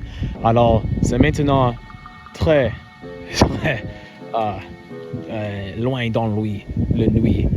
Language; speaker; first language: French; non-native, learner; English